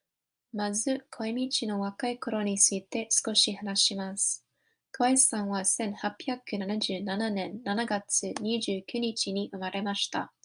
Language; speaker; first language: Japanese; non-native, learner; English